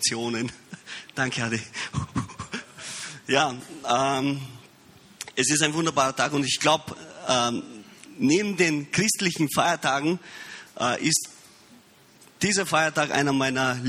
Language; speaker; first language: German; early bilingual, heritage; Romanian